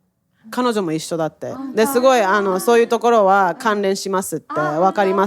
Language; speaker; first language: Japanese; native; Japanese